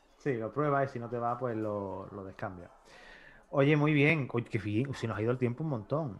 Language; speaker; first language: Spanish; native; Spanish